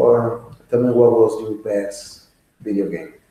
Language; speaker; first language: English; non-native, learner; Spanish